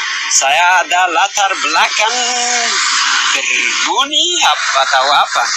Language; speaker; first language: Indonesian; non-native, learner; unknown